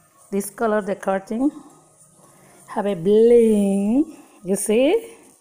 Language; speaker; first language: English; non-native, learner; Spanish